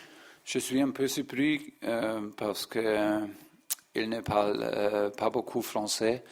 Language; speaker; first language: French; non-native, learner; German